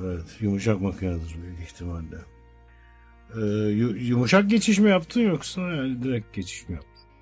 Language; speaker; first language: Turkish; native; Turkish